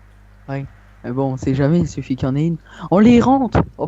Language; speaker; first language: French; native; French